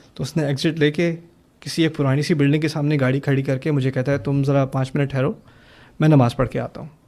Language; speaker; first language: Urdu; early bilingual, heritage; German